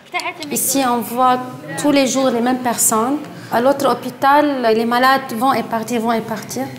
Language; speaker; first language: French; non-native, learner; Arabic